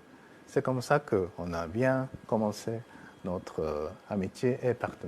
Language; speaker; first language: French; non-native, fluent; Japanese